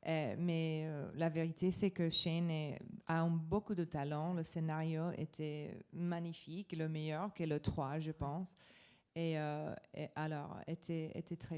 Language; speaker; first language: French; non-native, learner; English